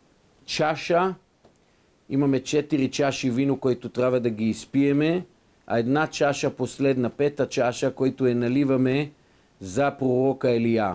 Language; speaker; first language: Bulgarian; non-native, fluent; Hebrew